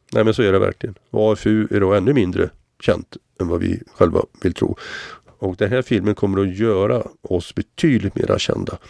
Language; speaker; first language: Swedish; native; Swedish